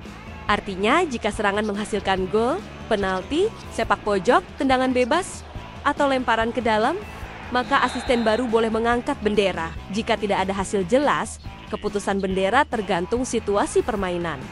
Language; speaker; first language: Indonesian; native; Indonesian